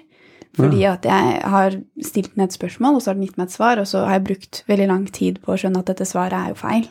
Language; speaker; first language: Norwegian; native; Norwegian